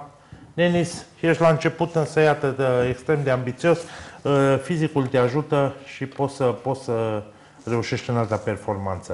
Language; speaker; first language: Romanian; native; Romanian